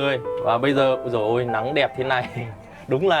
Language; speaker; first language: Vietnamese; native; Vietnamese